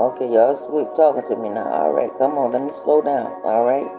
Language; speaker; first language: English; native; English